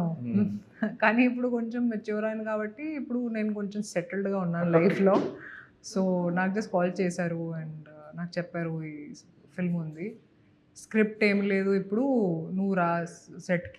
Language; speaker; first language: Telugu; non-native, fluent; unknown